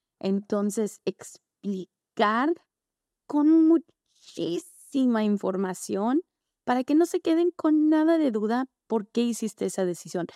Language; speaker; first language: Spanish; early bilingual, heritage; Spanish